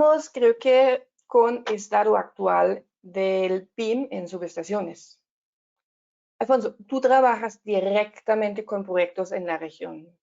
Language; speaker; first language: Spanish; non-native, learner; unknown